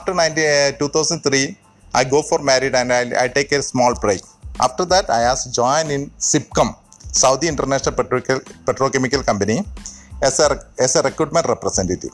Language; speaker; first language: English; non-native, local second language; Malayalam